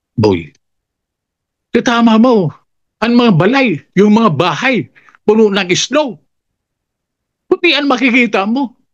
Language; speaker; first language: Filipino; non-native, local second language; Bikol